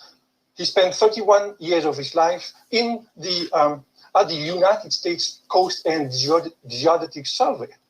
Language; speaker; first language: English; non-native, fluent; French